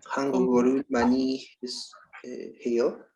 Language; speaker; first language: Korean; non-native, learner; Spanish